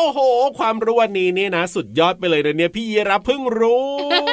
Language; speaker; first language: Thai; native; Thai